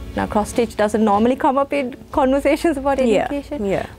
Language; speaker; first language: English; native; English